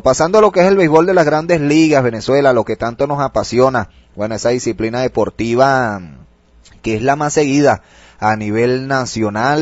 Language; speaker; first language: Spanish; native; Spanish